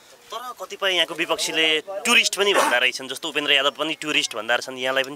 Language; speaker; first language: Nepali; native; Nepali